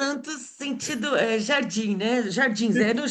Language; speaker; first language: Portuguese; native; Portuguese